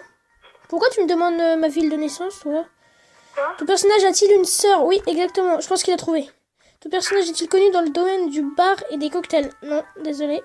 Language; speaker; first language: French; native; French